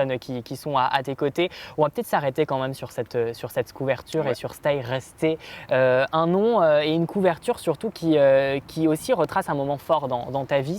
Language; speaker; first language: French; native; French